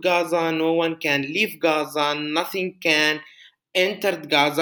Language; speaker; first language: English; non-native, fluent; Arabic